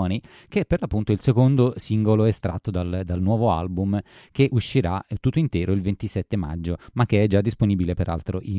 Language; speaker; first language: Italian; native; Italian